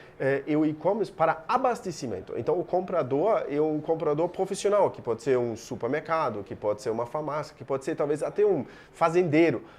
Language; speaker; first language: Portuguese; non-native, fluent; German